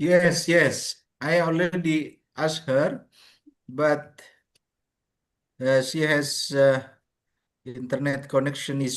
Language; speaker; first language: English; non-native, learner; Indonesian